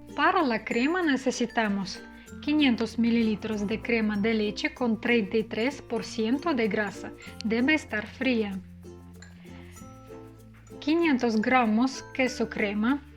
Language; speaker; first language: Spanish; non-native, fluent; Russian